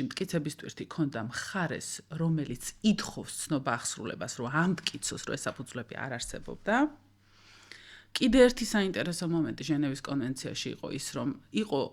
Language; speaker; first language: Georgian; native; Georgian